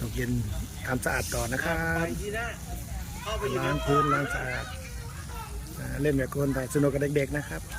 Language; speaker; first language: Thai; native; Thai